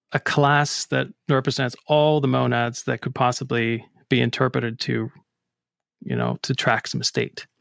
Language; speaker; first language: English; non-native, fluent; Icelandic